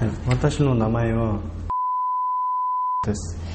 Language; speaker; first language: Japanese; non-native, learner; Korean